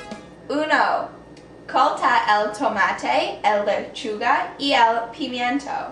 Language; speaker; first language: Spanish; non-native, learner; English